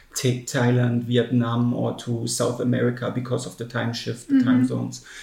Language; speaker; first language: English; non-native, fluent; German